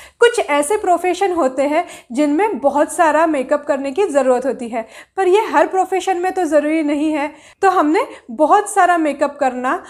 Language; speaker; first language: Hindi; non-native, local second language; Marathi